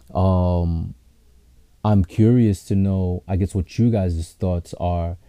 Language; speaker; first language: English; native; English